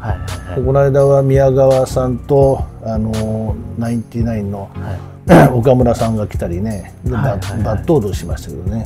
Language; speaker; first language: Japanese; native; Japanese